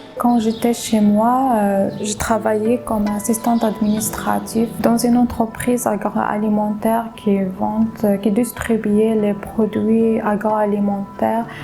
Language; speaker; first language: French; non-native, learner; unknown